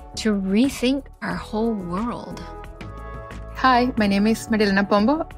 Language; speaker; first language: English; non-native, fluent; Spanish